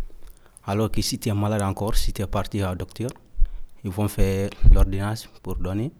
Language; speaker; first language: French; non-native, learner; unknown